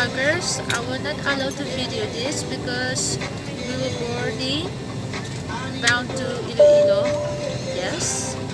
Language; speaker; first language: English; non-native, local second language; Cebuano